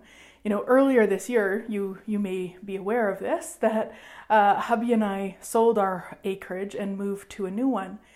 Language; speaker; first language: English; native; English